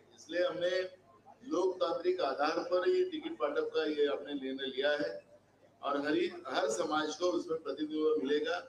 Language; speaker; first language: Hindi; non-native, local second language; Marathi